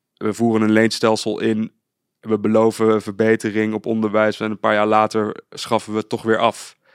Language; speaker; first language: Dutch; native; Dutch